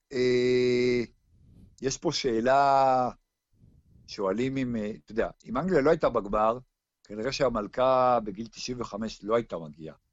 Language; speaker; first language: Hebrew; native; Hebrew